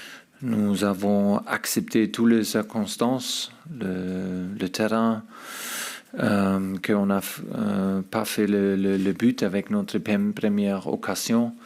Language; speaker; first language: French; non-native, fluent; German